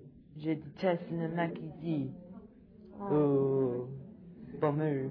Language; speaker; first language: French; non-native, learner; English